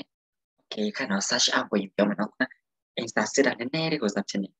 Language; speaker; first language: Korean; non-native, fluent; Burmese